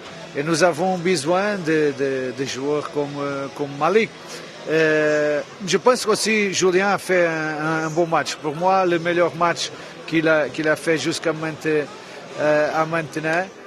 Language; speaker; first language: French; non-native, fluent; Portuguese